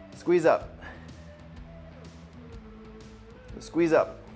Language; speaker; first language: English; native; English